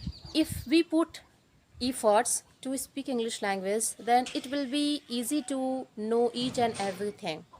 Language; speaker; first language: English; non-native, learner; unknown